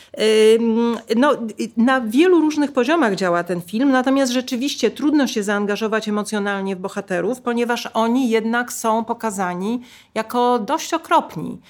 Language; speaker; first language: Polish; native; Polish